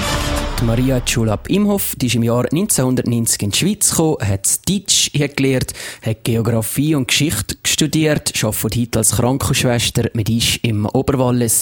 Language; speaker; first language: German; native; German